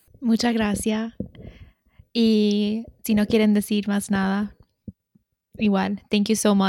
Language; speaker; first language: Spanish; early bilingual, heritage; Spanish